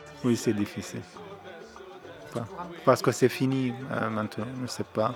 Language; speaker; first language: French; non-native, learner; Arabic